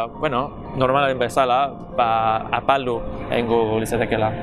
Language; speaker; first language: Basque; non-native, fluent; English